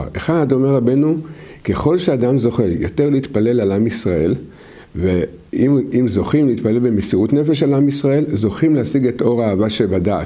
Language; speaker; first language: Hebrew; native; Hebrew